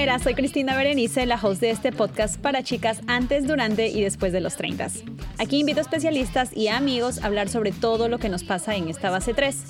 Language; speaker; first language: Spanish; native; Spanish